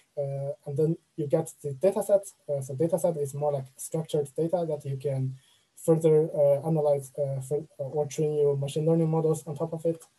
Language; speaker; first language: English; non-native, fluent; Chinese